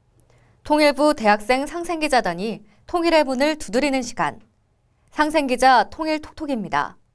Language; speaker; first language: Korean; native; Korean